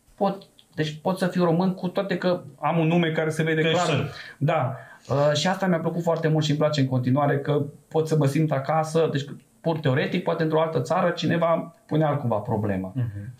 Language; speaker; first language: Romanian; non-native, local second language; Serbian